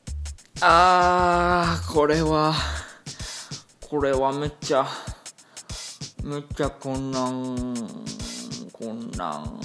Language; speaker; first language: Japanese; non-native, fluent; English